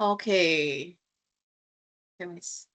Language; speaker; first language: English; non-native, learner; Indonesian